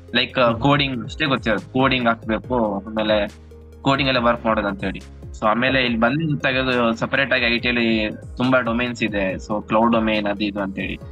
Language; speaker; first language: Kannada; native; Kannada